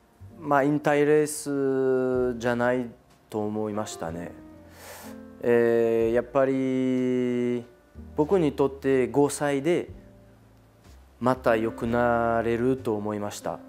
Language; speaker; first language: Japanese; non-native, fluent; French